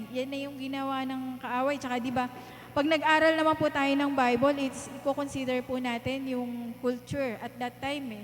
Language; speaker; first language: Filipino; native; Filipino